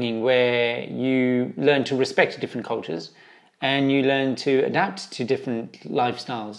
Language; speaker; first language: English; native; English